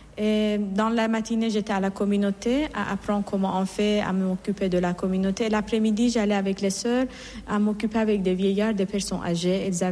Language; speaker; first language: French; non-native, fluent; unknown